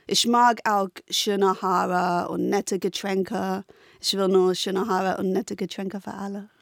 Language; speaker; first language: German; non-native, fluent; English